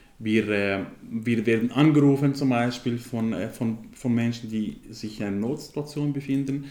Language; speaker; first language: German; non-native, fluent; Kurdish